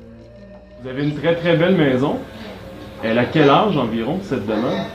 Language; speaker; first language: French; native; French